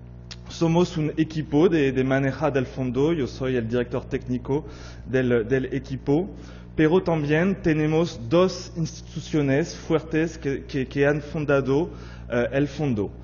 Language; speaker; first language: Spanish; non-native, fluent; French